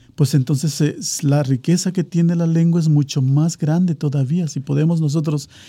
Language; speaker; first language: Spanish; native; Spanish